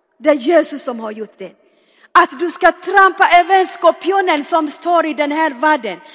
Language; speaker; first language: Swedish; non-native, fluent; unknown